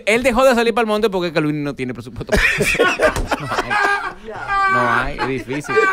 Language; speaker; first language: Spanish; native; Spanish